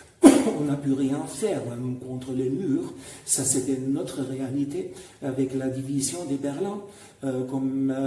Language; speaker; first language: French; non-native, fluent; German